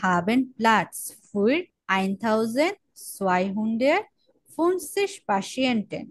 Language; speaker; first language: German; non-native, fluent; Bangla